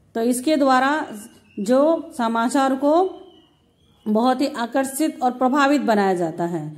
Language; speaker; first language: Hindi; native; Hindi